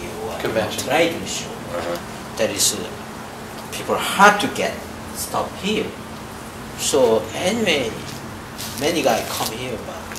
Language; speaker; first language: English; non-native, learner; Korean